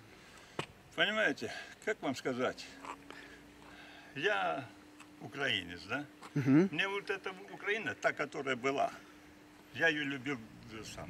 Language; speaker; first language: Russian; native; Russian